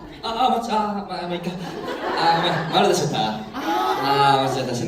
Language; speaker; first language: Korean; non-native, fluent; Japanese